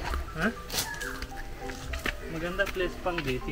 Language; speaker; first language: Filipino; non-native, learner; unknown